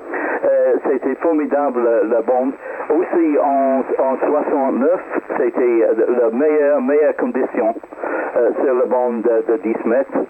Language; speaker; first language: French; non-native, learner; English